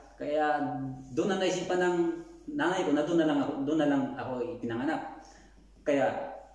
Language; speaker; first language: Filipino; native; Filipino